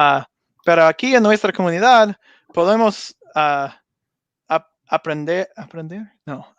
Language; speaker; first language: Spanish; non-native, learner; English